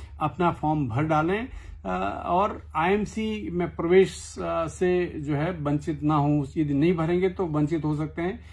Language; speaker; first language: Hindi; native; Hindi